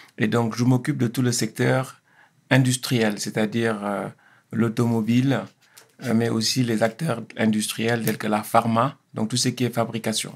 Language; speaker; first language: French; non-native, local second language; Wolof